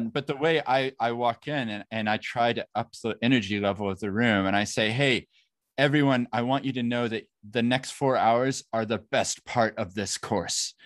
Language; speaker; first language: English; native; English